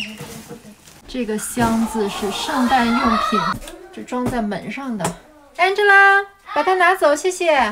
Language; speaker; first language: Chinese; native; Chinese